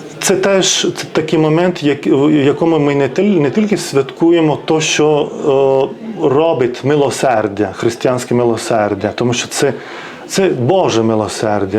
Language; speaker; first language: Ukrainian; non-native, fluent; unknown